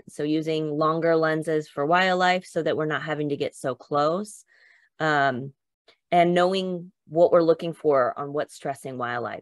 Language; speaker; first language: English; native; English